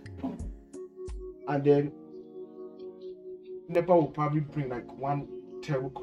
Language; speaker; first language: English; non-native, local second language; Yoruba